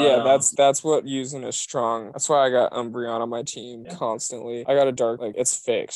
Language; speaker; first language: English; native; English